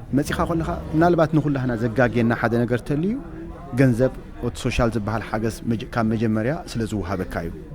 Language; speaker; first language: Tigrinya; native; Tigrinya